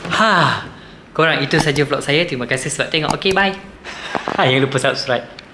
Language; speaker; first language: Malay; native; Malay